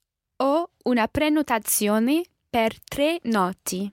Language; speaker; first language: Italian; non-native, learner; English